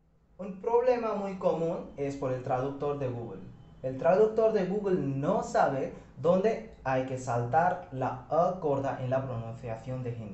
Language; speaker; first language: Spanish; non-native, fluent; Hindi